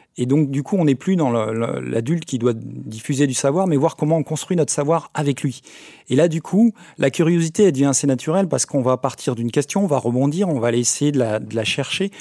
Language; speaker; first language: French; native; French